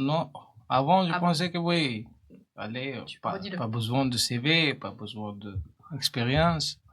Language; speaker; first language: French; non-native, learner; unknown